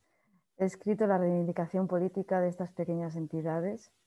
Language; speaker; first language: Spanish; native; Spanish